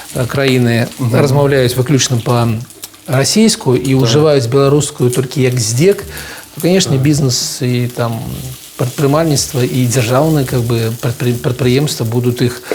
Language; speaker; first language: Belarusian; non-native, local second language; Russian